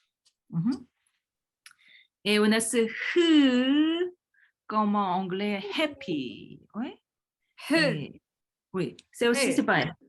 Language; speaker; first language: French; early bilingual, other home language; Korean